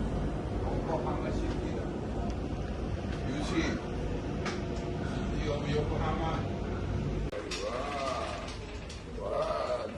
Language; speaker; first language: English; non-native, learner; Japanese